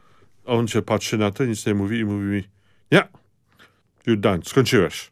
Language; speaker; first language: Polish; early bilingual, heritage; Polish